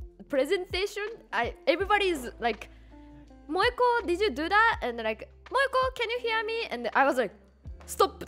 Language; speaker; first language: English; non-native, fluent; Japanese